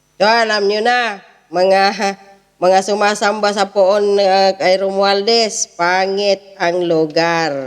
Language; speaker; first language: Filipino; native; Filipino